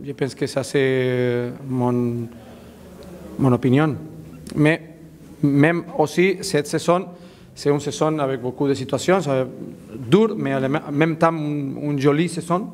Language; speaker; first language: French; non-native, learner; Spanish